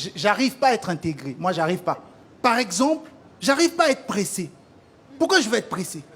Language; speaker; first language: French; non-native, local second language; Lingala